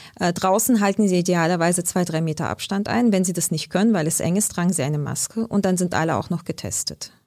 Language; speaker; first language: German; early bilingual, other home language; Russian